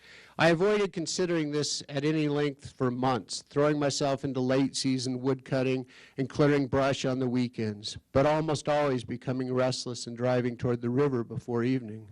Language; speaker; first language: English; native; English